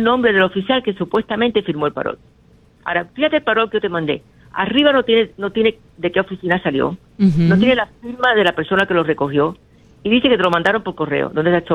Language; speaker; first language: Spanish; native; Spanish